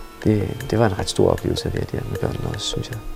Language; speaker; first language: Danish; native; Danish